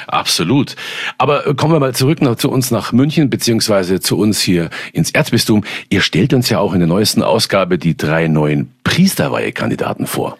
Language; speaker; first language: German; native; German